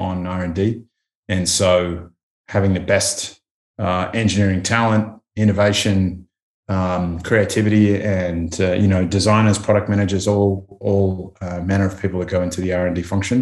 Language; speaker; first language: English; native; English